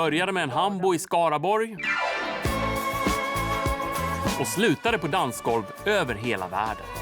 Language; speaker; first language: Swedish; native; Swedish